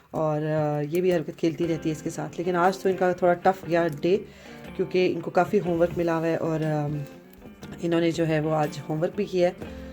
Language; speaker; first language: Urdu; native; Urdu